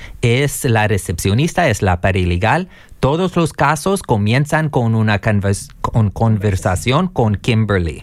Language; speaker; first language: Spanish; non-native, learner; English